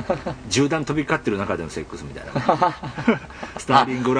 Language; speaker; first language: Japanese; native; Japanese